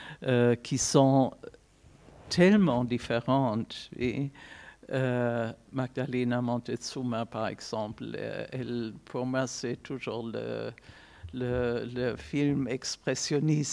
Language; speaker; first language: French; non-native, fluent; German